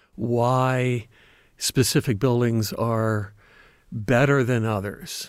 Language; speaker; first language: English; native; English